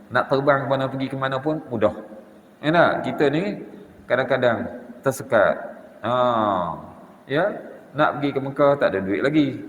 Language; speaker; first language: Malay; native; Malay